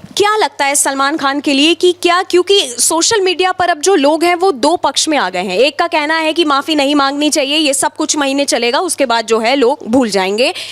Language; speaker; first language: Hindi; native; Hindi